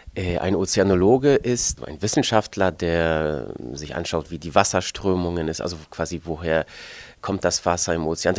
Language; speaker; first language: German; non-native, fluent; Polish